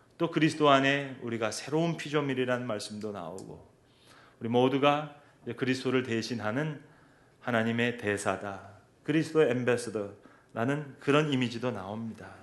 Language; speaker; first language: Korean; native; Korean